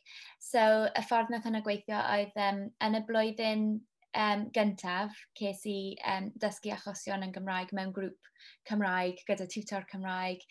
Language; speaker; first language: Welsh; non-native, local second language; English